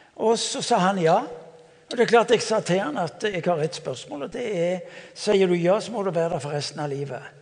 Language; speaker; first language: Norwegian; native; Norwegian